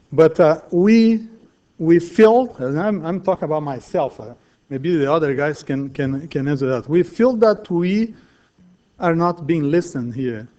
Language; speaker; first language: English; non-native, fluent; Portuguese